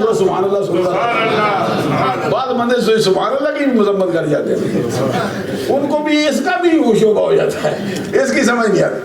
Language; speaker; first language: Urdu; non-native, local second language; Punjabi